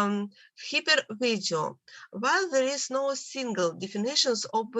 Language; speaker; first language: English; non-native, learner; Russian